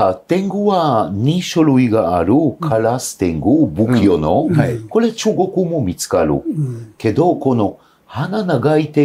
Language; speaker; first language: Japanese; non-native, fluent; Hebrew